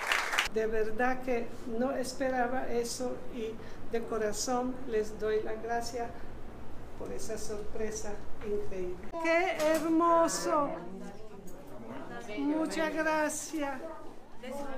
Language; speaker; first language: Spanish; non-native, fluent; Polish